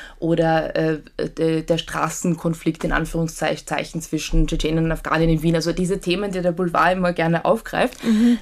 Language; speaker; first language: German; early bilingual, other home language; Polish